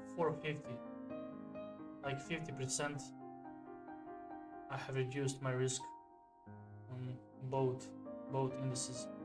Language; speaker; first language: English; non-native, fluent; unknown